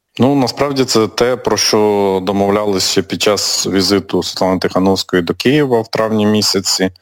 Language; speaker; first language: Ukrainian; native; Ukrainian